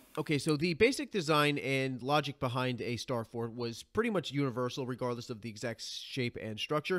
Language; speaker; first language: English; native; English